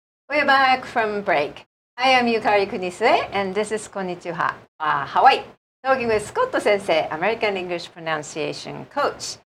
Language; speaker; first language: English; non-native, fluent; Japanese